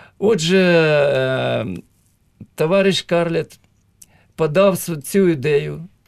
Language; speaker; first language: Ukrainian; native; Ukrainian